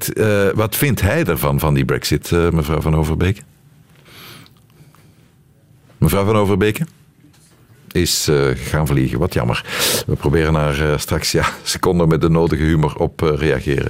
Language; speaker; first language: Dutch; native; Dutch